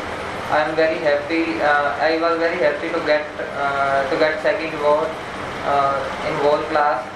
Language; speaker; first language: English; non-native, learner; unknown